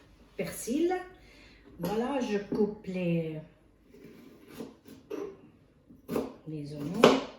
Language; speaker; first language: French; non-native, fluent; Arabic